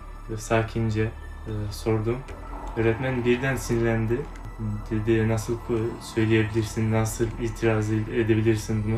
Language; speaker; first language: Turkish; early bilingual, heritage; Turkish